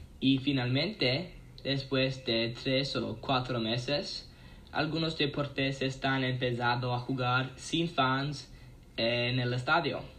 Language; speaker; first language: Spanish; non-native, learner; English